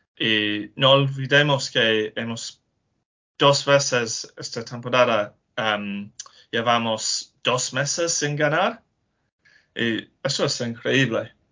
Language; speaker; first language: Spanish; non-native, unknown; English